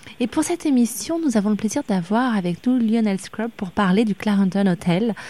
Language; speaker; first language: French; native; French